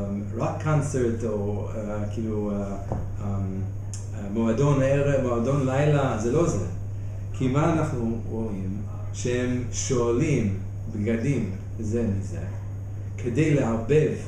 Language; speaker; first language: Hebrew; non-native, fluent; English